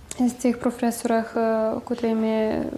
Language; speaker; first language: Ukrainian; early bilingual, heritage; Ukrainian